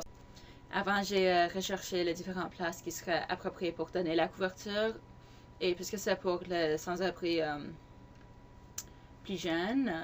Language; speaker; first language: French; non-native, local second language; English